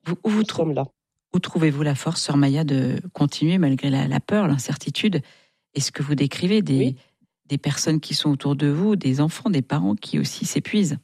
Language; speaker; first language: French; native; French